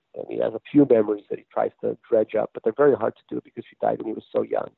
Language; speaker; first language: English; native; English